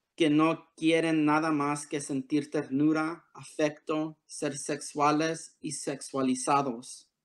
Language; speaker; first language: Spanish; early bilingual, heritage; Spanish